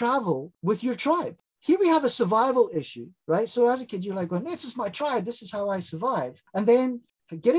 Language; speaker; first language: English; native; English